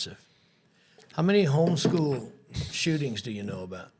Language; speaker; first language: English; native; English